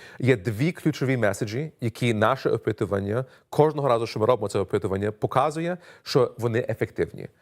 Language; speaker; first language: Ukrainian; early bilingual, heritage; Ukrainian